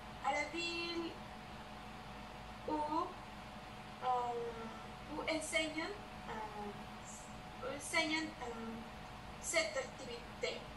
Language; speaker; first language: French; non-native, learner; Spanish